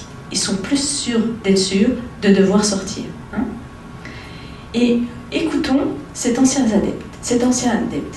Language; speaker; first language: French; native; French